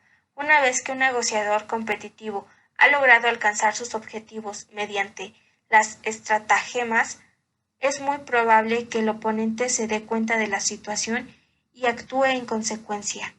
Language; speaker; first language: Spanish; native; Spanish